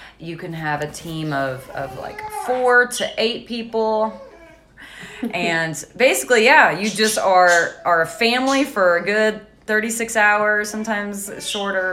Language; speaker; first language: English; native; English